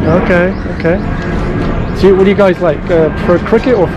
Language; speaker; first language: English; native; English